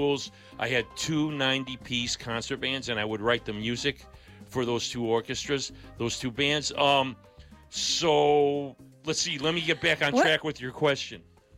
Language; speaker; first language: English; non-native, local second language; Greek